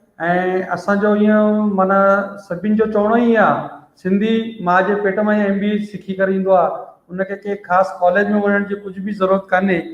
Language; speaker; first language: Sindhi; early bilingual, heritage; Sindhi